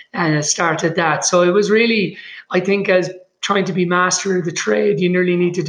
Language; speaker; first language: English; native; English